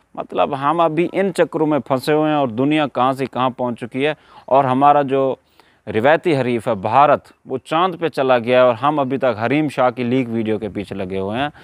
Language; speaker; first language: Urdu; non-native, local second language; Saraiki